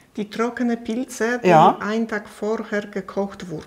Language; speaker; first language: German; non-native, fluent; Polish